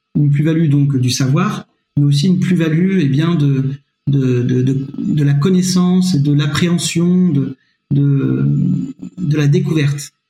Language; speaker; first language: French; native; French